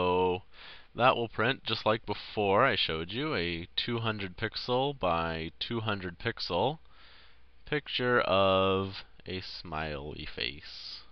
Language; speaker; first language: English; native; English